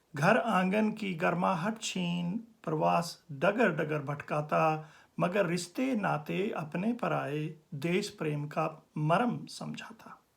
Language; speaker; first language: Hindi; native; Hindi